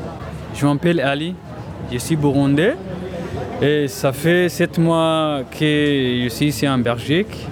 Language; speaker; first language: French; non-native, local second language; Rundi